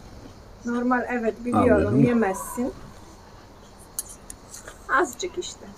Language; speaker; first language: Turkish; non-native, fluent; Polish